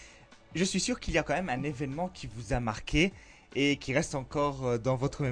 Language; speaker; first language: French; native; French